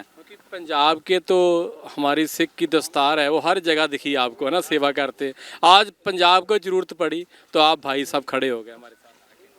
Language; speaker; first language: Hindi; non-native, local second language; Punjabi